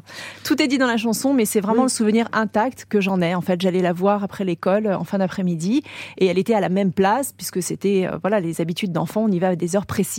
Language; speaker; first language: French; native; French